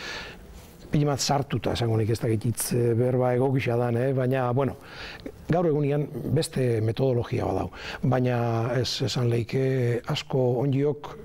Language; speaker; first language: Basque; native; Basque